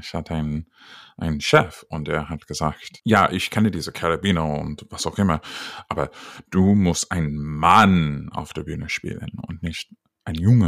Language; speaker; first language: German; non-native, learner; English